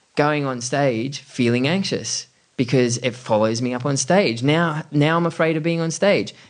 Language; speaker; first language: English; native; English